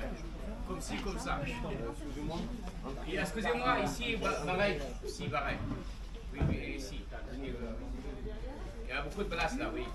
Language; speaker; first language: French; non-native, learner; Arabic